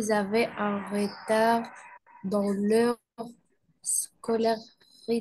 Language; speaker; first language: French; non-native, learner; Arabic